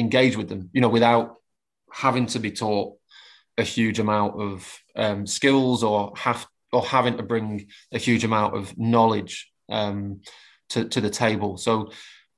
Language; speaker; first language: English; native; English